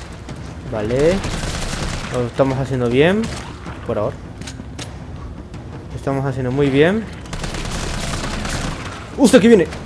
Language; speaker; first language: Spanish; native; Spanish